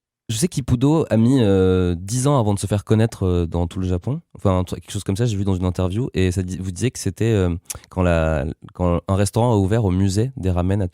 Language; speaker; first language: French; native; French